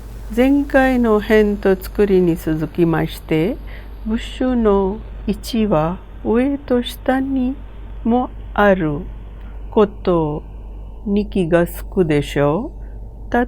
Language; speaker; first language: Japanese; non-native, fluent; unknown